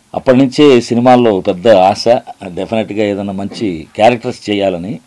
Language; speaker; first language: Telugu; native; Telugu